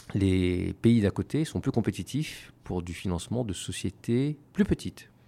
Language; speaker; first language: French; native; French